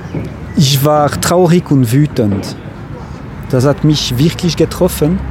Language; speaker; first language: German; non-native, local second language; French